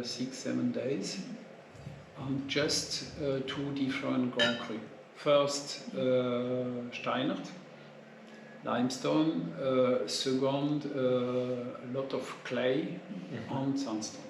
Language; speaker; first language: English; non-native, learner; French